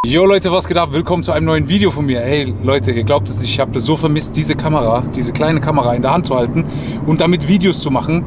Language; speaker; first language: German; native; German